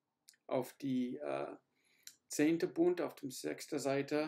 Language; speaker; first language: German; non-native, learner; English